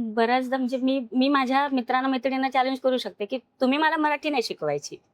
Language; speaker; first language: Marathi; non-native, local second language; Hindi